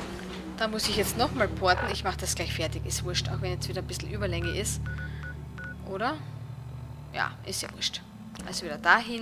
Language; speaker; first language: German; native; German